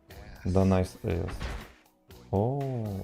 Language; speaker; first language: Russian; native; Russian